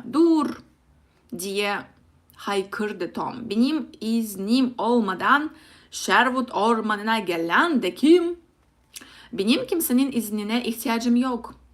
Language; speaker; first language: Turkish; non-native, learner; Russian